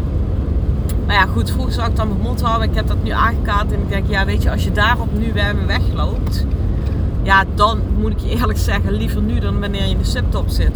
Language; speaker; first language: Dutch; native; Dutch